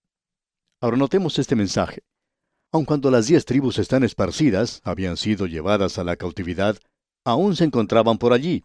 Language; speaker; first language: Spanish; native; Spanish